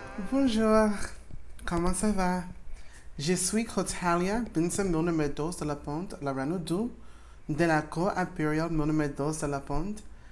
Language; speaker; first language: French; non-native, learner; English